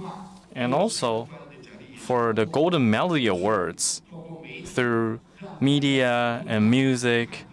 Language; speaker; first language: English; non-native, fluent; Chinese